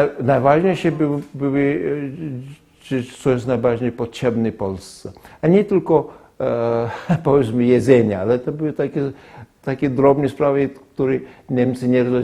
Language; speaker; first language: Polish; non-native, fluent; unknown